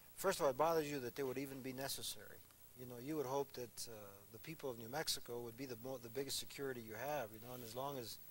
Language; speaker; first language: English; early bilingual, other home language; Spanish